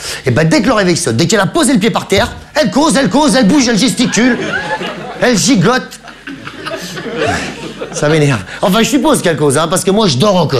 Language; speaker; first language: French; native; French